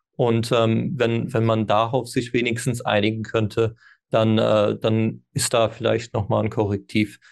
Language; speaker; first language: German; non-native, fluent; English